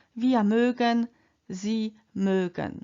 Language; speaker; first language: German; non-native, fluent; Polish